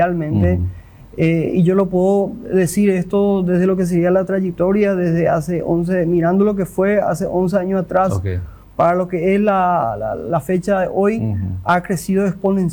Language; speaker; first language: Spanish; native; Spanish